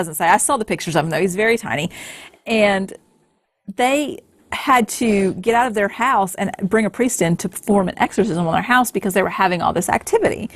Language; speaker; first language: English; native; English